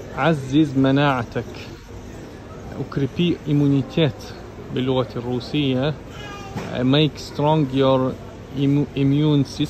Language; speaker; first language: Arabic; non-native, fluent; Russian